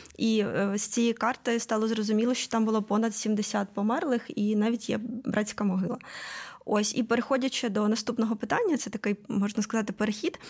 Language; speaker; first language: Ukrainian; native; Ukrainian